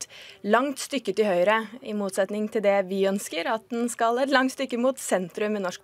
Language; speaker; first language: Norwegian; native; Norwegian